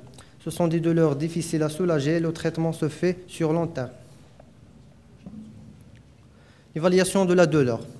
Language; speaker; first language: French; non-native, local second language; Arabic